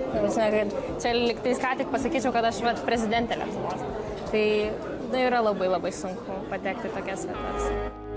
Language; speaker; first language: Lithuanian; native; Lithuanian